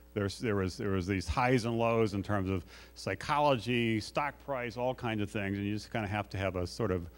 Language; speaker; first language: English; native; English